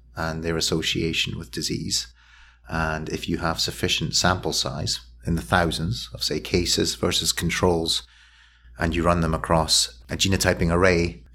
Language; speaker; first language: English; native; English